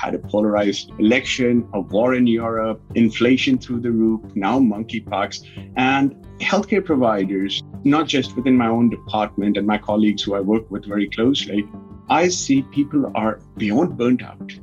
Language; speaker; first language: English; non-native, local second language; Punjabi